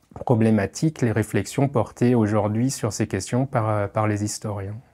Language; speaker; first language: French; native; French